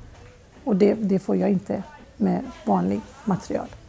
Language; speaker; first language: Swedish; non-native, fluent; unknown